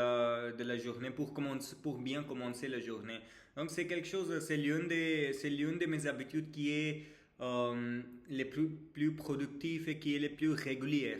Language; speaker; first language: French; non-native, learner; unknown